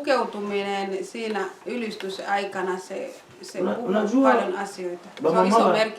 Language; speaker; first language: Finnish; non-native, fluent; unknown